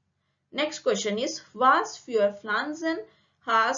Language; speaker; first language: German; non-native, learner; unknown